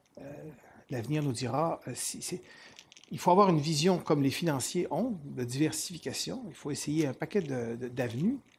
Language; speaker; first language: French; native; French